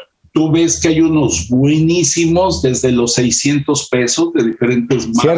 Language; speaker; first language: Spanish; native; Spanish